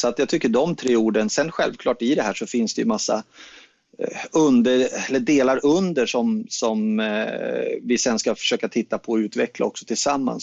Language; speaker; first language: Swedish; native; Swedish